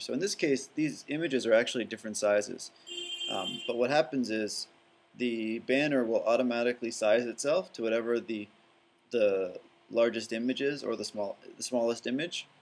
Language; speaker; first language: English; native; English